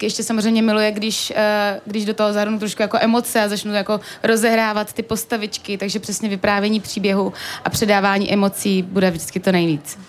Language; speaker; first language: Czech; native; Czech